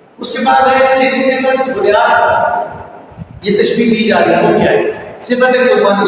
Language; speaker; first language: Urdu; native; Urdu